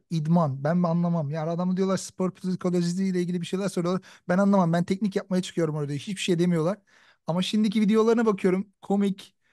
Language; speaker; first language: Turkish; native; Turkish